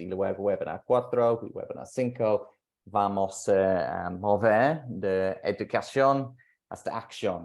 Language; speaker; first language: Spanish; non-native, fluent; English